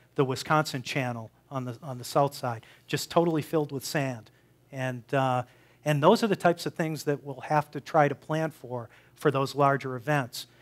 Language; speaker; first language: English; native; English